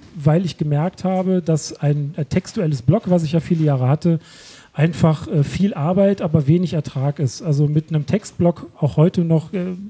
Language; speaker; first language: German; native; German